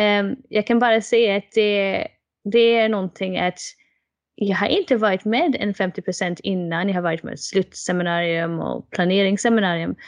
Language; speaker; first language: Swedish; non-native, fluent; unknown